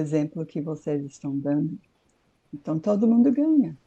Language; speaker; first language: Portuguese; non-native, fluent; English